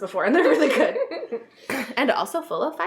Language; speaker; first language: English; native; English